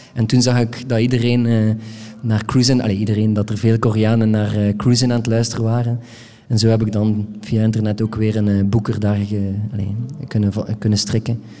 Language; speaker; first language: Dutch; native; Dutch